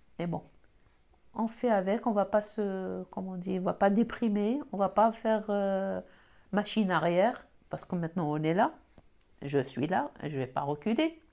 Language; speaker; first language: French; non-native, local second language; Arabic